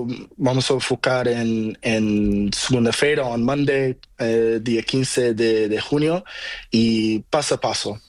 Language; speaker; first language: Spanish; non-native, learner; Portuguese